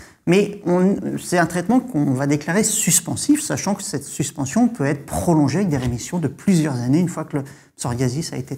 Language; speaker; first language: French; native; French